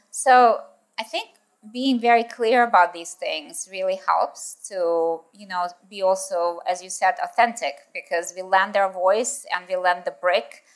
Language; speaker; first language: English; native; English